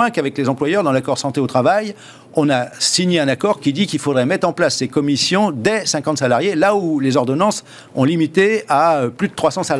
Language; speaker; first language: French; native; French